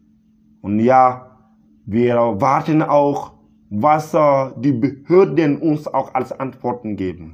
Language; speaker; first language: German; non-native, learner; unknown